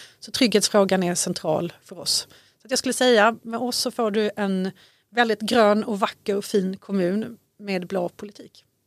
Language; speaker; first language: Swedish; native; Swedish